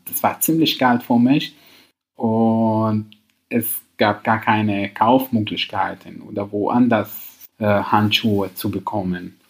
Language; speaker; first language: German; non-native, learner; Arabic